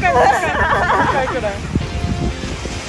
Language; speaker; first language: Japanese; non-native, fluent; Russian